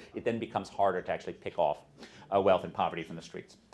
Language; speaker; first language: English; native; English